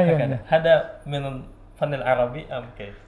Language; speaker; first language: Arabic; non-native, learner; Indonesian